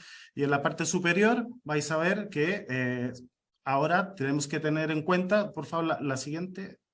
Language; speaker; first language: Spanish; native; Spanish